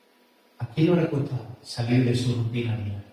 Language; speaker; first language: Spanish; native; Spanish